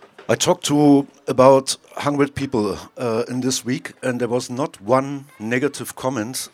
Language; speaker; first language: English; non-native, fluent; German